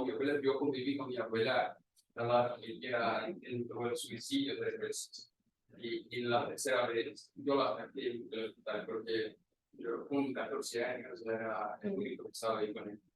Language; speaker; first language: Spanish; non-native, fluent; Portuguese